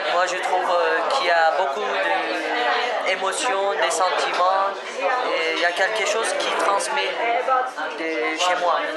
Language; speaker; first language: French; non-native, fluent; Kurdish